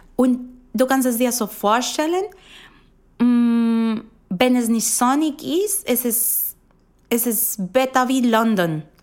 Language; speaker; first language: German; non-native, fluent; Spanish